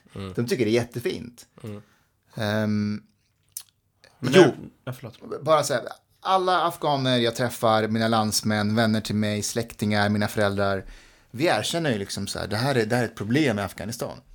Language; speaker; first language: Swedish; early bilingual, other home language; Persian